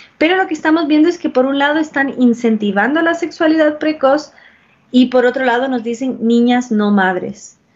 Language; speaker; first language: Spanish; early bilingual, heritage; English